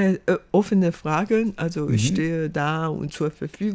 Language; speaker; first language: German; non-native, fluent; Chinese